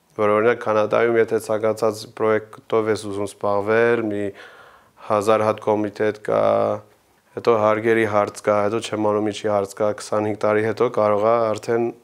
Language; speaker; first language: Armenian; early bilingual, heritage; Armenian